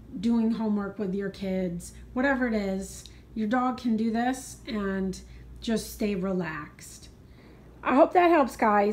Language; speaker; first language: English; native; English